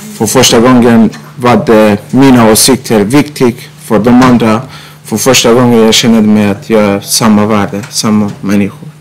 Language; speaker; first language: Swedish; non-native, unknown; Persian